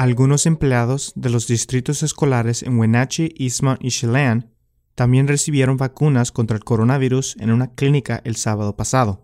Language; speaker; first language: Spanish; native; Spanish